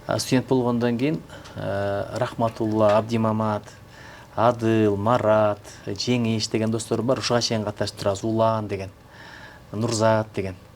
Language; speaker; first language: Kyrgyz; native; Kyrgyz